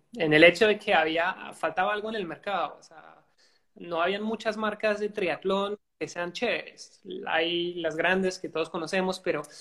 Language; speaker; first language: Spanish; non-native, fluent; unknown